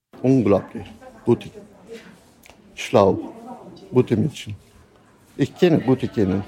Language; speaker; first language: German; non-native, learner; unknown